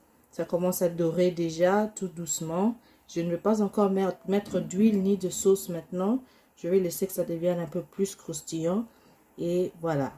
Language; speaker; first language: French; non-native, local second language; Lingala